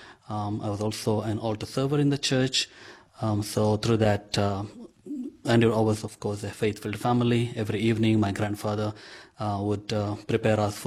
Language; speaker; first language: English; non-native, local second language; Konkani